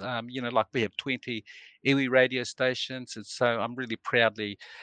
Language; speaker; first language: English; native; English